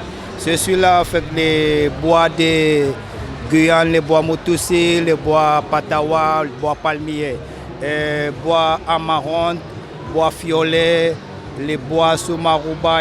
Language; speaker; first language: French; non-native, local second language; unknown